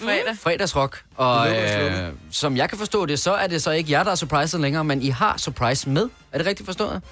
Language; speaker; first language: Danish; native; Danish